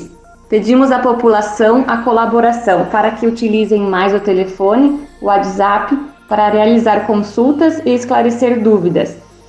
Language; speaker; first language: Portuguese; native; Portuguese